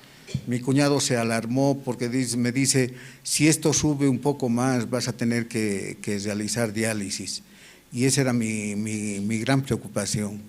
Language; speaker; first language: Spanish; native; Spanish